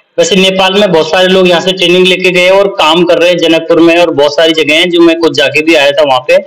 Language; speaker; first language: Hindi; native; Hindi